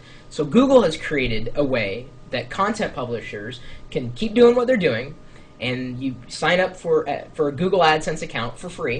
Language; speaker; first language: English; native; English